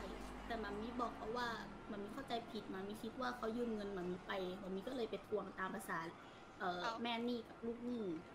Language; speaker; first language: Thai; native; Thai